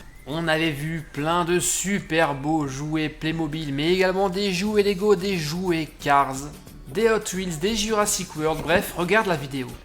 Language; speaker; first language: French; native; French